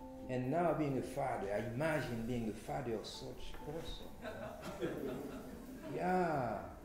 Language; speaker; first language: English; non-native, fluent; Haitian Creole